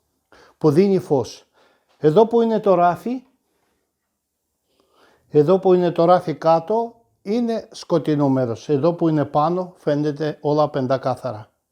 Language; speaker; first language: Greek; non-native, fluent; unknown